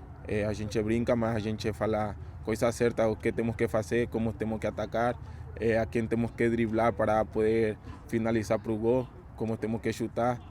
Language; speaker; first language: Portuguese; non-native, fluent; Spanish